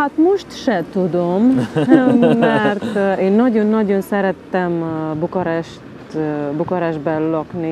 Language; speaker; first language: Hungarian; non-native, local second language; Romanian